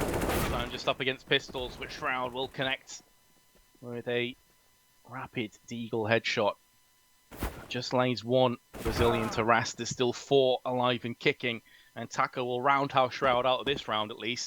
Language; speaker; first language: English; native; English